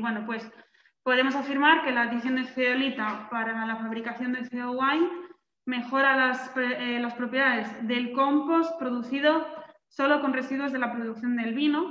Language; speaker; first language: Spanish; native; Spanish